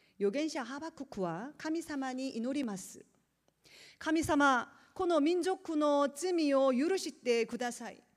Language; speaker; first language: Japanese; non-native, learner; Korean